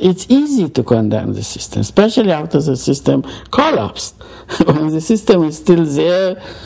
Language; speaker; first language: English; non-native, fluent; Romanian